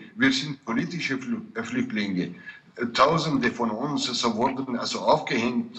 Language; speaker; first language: German; non-native, fluent; Kurdish